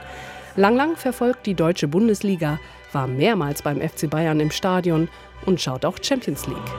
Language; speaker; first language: German; native; German